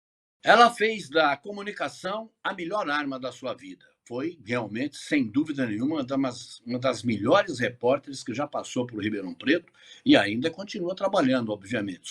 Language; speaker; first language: Portuguese; native; Portuguese